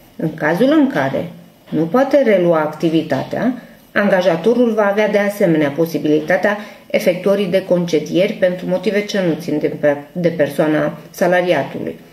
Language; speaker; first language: Romanian; non-native, local second language; Hungarian